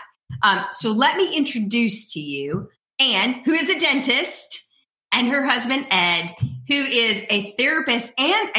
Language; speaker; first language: English; native; English